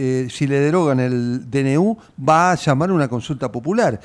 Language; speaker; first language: Spanish; native; Spanish